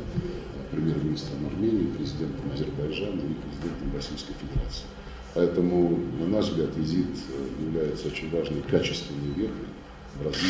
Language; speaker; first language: Russian; native; Russian